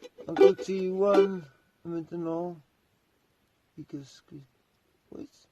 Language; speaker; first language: Welsh; native; Welsh